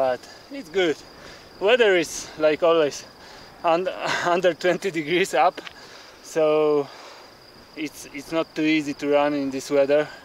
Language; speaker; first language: English; non-native, learner; Polish